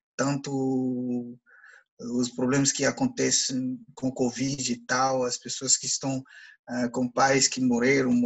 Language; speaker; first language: Portuguese; non-native, fluent; Ewe